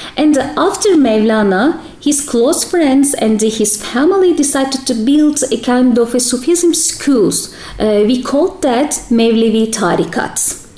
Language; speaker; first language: English; non-native, fluent; Turkish